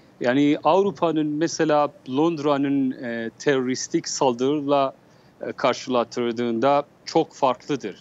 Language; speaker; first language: Turkish; non-native, learner; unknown